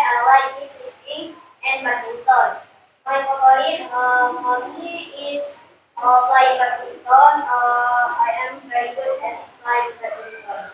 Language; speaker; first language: English; non-native, learner; Indonesian